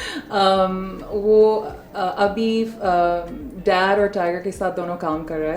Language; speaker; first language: Hindi; non-native, local second language; English